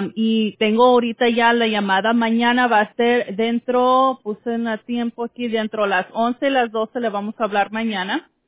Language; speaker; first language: Spanish; early bilingual, heritage; Spanish